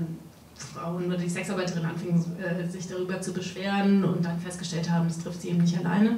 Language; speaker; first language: German; native; German